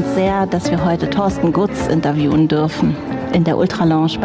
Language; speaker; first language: German; native; German